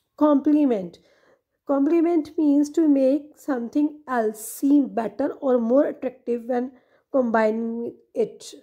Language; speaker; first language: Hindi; non-native, local second language; Punjabi